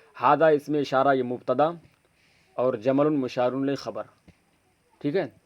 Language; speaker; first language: Urdu; native; Urdu